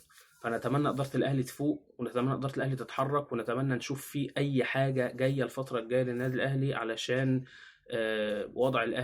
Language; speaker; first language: Arabic; native; Arabic